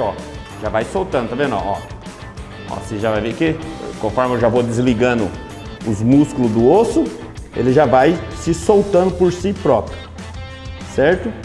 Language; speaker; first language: Portuguese; native; Portuguese